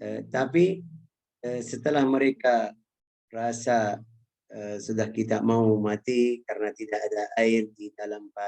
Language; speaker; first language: Indonesian; non-native, fluent; Arabic